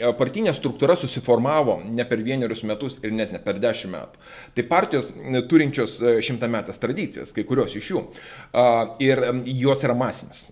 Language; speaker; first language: Lithuanian; non-native, local second language; Russian